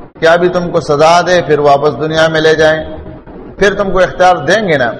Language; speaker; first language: Urdu; non-native, local second language; Pashto